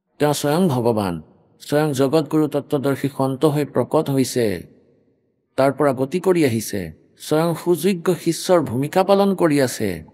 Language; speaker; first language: Assamese; native; Assamese